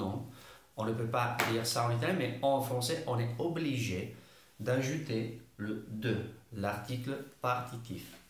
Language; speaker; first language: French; non-native, fluent; Italian